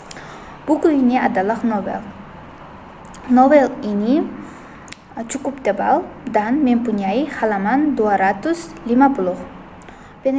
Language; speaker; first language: Indonesian; non-native, learner; Uzbek